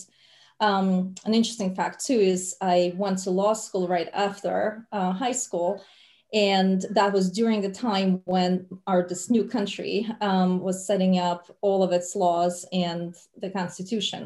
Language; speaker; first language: English; non-native, fluent; Russian